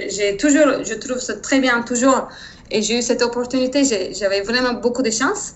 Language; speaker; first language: French; non-native, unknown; Turkish